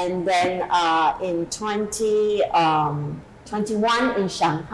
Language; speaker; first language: English; non-native, fluent; Chinese